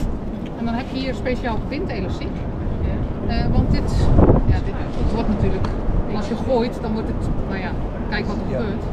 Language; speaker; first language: Dutch; native; Dutch